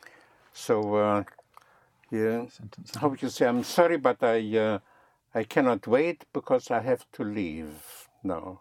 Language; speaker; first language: English; non-native, fluent; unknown